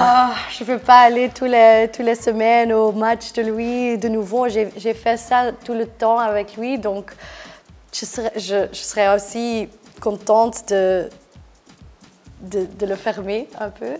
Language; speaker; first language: French; non-native, local second language; Dutch